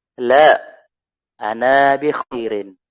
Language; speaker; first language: Arabic; non-native, fluent; Indonesian